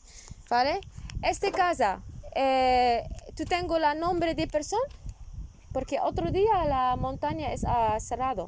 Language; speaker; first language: Spanish; non-native, learner; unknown